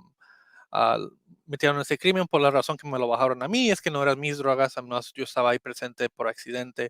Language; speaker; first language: Spanish; early bilingual, heritage; Spanish